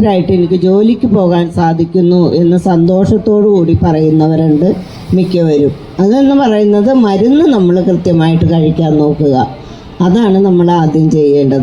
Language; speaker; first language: Malayalam; native; Malayalam